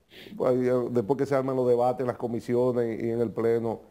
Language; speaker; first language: Spanish; native; Spanish